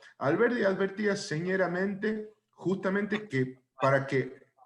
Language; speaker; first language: Spanish; native; Spanish